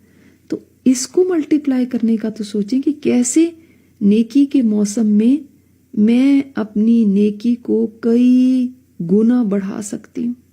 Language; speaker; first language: Urdu; native; Urdu